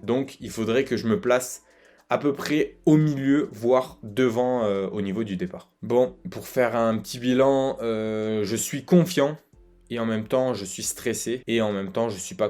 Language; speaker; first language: French; native; French